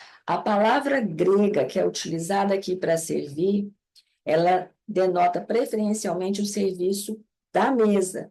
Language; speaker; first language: Portuguese; native; Portuguese